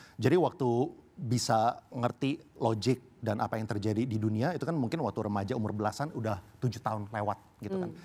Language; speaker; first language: Indonesian; early bilingual, heritage; Indonesian